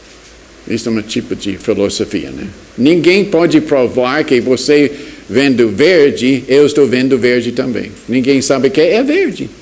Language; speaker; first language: Portuguese; non-native, fluent; English